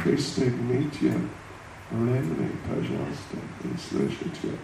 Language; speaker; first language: Russian; non-native, learner; English